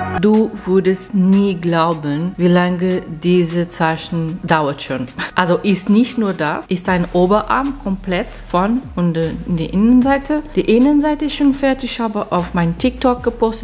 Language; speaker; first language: German; non-native, fluent; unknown